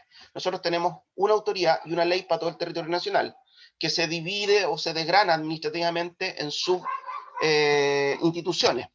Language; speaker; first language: Spanish; native; Spanish